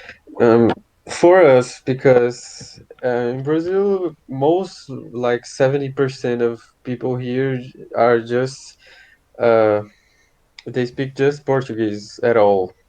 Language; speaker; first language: English; non-native, fluent; Portuguese